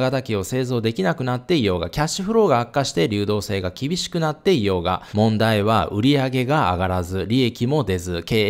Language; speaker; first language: Japanese; native; Japanese